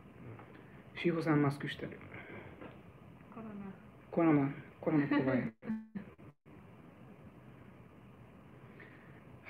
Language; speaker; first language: Japanese; non-native, fluent; Hungarian